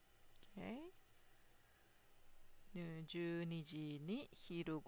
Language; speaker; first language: Japanese; non-native, fluent; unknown